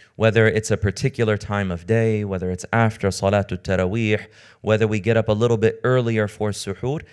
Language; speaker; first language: English; native; English